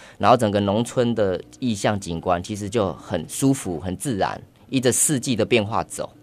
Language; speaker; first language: Chinese; native; Chinese